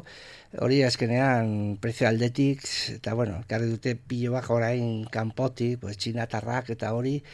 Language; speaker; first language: Basque; non-native, local second language; Spanish